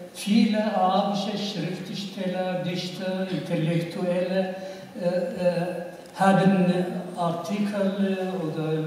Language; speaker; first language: German; non-native, fluent; Arabic